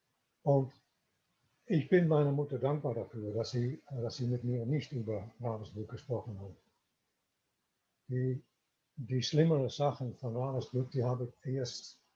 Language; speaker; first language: German; non-native, fluent; Dutch